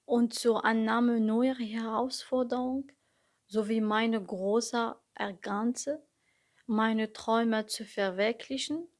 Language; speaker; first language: German; non-native, learner; Arabic